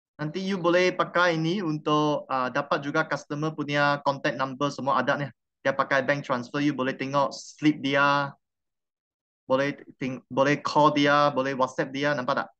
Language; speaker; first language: Malay; non-native, local second language; Chinese